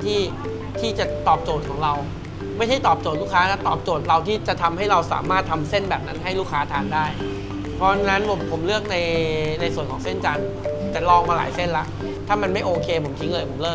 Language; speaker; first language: Thai; native; Thai